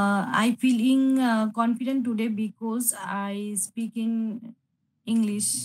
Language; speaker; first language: English; non-native, learner; Bangla